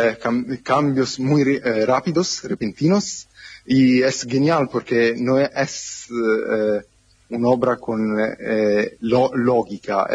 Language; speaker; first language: Spanish; non-native, fluent; Italian